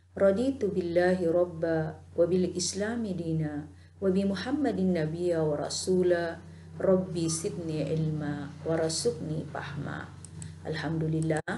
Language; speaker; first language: Arabic; non-native, fluent; Indonesian